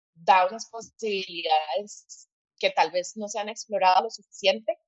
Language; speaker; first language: Spanish; native; Spanish